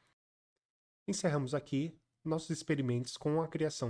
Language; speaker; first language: Portuguese; native; Portuguese